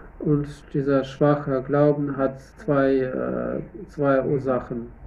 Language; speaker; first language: German; non-native, fluent; Russian